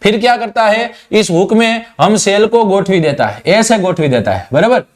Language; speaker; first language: Hindi; non-native, local second language; Gujarati